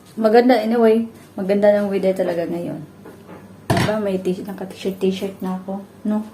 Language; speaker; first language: Filipino; non-native, local second language; Cebuano